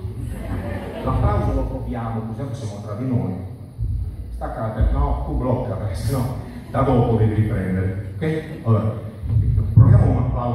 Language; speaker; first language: Italian; native; Italian